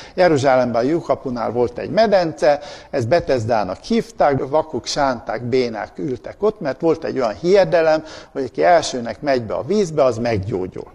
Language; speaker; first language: Hungarian; native; Hungarian